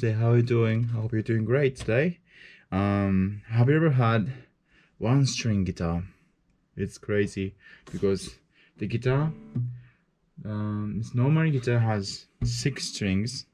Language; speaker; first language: English; non-native, fluent; Japanese